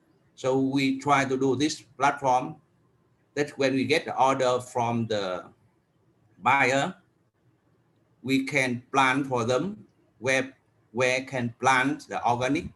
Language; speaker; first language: English; non-native, learner; Vietnamese